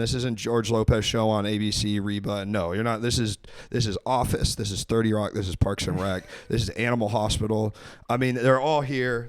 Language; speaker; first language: English; native; English